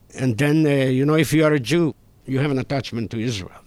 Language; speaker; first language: English; non-native, fluent; Hungarian